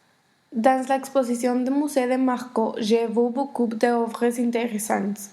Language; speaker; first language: French; non-native, learner; Spanish